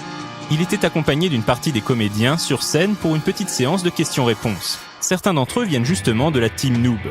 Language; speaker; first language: French; native; French